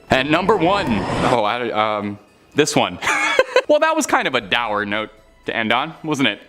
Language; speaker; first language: English; native; English